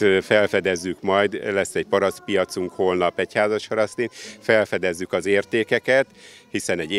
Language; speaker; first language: Hungarian; native; Hungarian